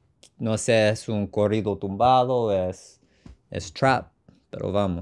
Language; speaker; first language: Spanish; non-native, learner; English